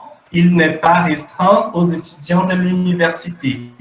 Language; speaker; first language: French; non-native, fluent; Portuguese